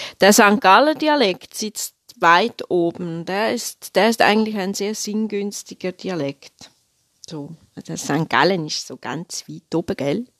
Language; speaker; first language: German; native; German